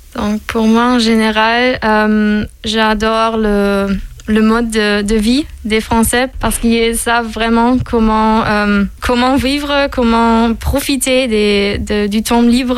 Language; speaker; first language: French; non-native, fluent; German